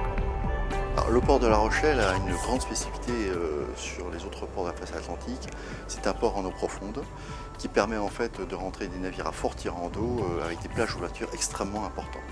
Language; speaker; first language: French; native; French